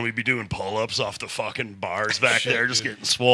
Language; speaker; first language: English; native; English